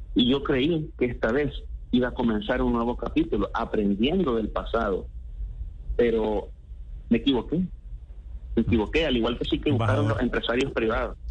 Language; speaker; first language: Spanish; native; Spanish